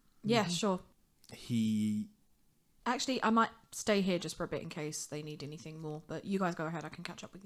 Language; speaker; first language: English; native; English